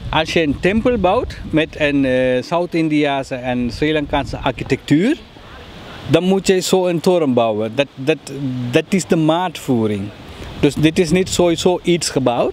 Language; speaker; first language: Dutch; non-native, fluent; Tamil